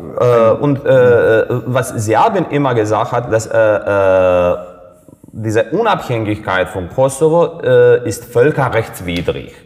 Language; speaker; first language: German; non-native, fluent; Serbian